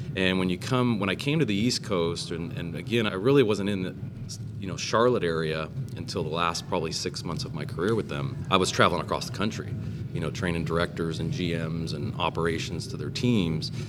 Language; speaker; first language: English; native; English